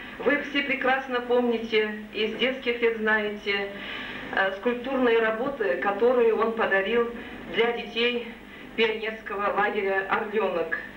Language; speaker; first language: Russian; non-native, local second language; Tatar